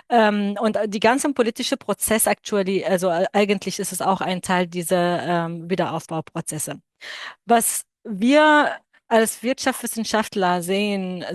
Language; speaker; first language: German; non-native, fluent; Arabic